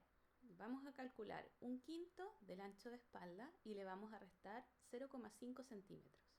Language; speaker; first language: Spanish; native; Spanish